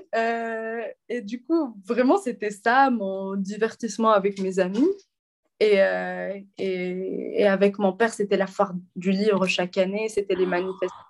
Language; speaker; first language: French; non-native, local second language; Arabic